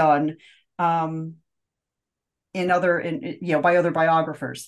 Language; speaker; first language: English; native; English